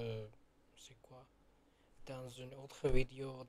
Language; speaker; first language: French; non-native, learner; Gujarati